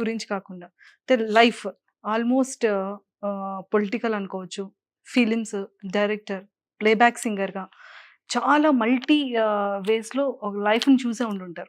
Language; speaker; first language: Telugu; native; Telugu